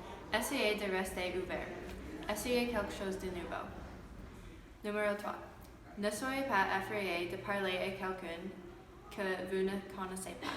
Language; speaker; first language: French; non-native, fluent; English